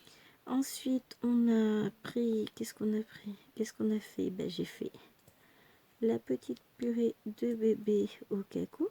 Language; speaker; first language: French; native; French